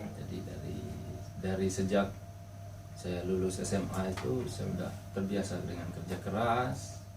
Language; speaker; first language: Indonesian; non-native, local second language; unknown